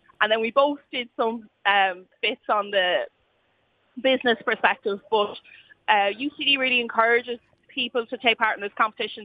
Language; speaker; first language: English; native; English